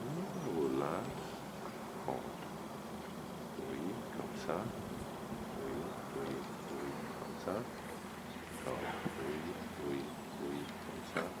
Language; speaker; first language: French; non-native, learner; German